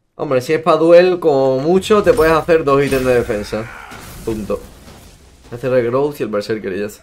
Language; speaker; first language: Spanish; native; Spanish